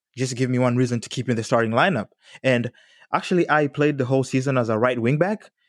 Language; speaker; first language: English; non-native, local second language; Swahili